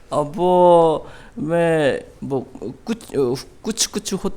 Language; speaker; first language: Hindi; non-native, learner; Korean